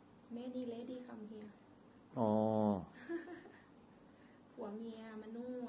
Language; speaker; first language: Thai; native; Thai